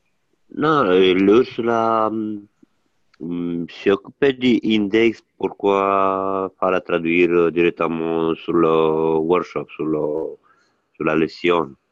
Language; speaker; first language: French; non-native, learner; Italian